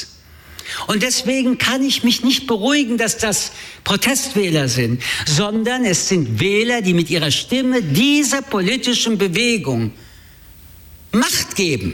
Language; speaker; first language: German; early bilingual, other home language; French